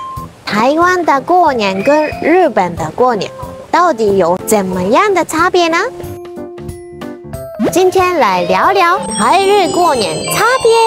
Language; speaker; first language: Chinese; non-native, fluent; Japanese